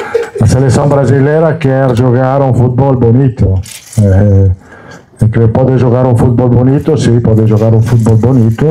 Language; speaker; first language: Portuguese; non-native, learner; Italian